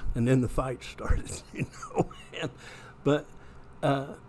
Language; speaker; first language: English; native; English